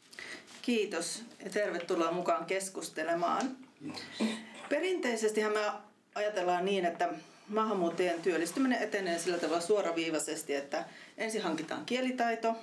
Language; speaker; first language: Finnish; native; Finnish